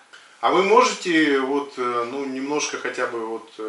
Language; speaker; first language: Russian; native; Russian